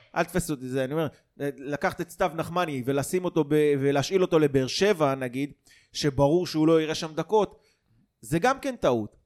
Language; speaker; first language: Hebrew; native; Hebrew